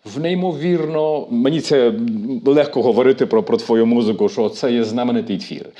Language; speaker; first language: Ukrainian; early bilingual, heritage; Ukrainian